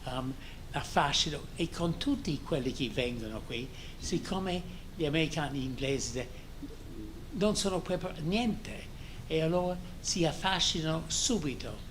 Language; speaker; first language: Italian; non-native, fluent; English